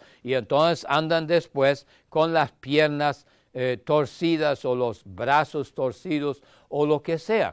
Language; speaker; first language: Spanish; non-native, fluent; German